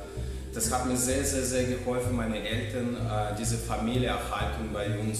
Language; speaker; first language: German; non-native, fluent; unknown